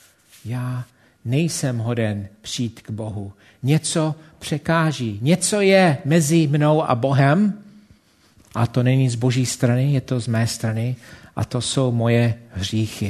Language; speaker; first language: Czech; non-native, fluent; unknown